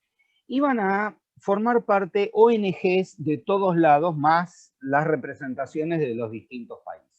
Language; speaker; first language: Spanish; native; Spanish